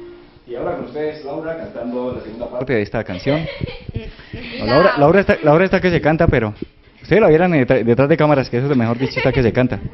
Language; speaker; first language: Spanish; native; Spanish